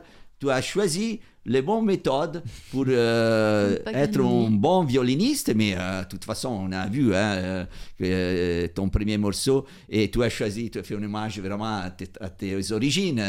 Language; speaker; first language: French; non-native, fluent; Italian